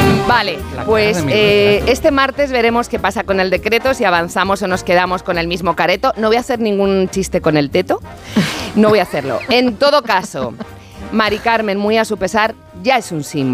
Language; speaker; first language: Spanish; native; Spanish